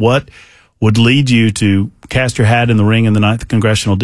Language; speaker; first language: English; native; English